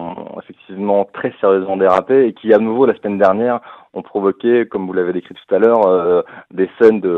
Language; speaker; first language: French; native; French